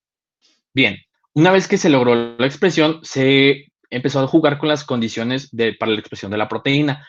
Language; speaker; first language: Spanish; native; Spanish